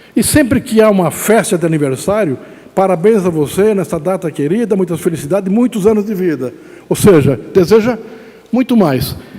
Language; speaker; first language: Portuguese; native; Portuguese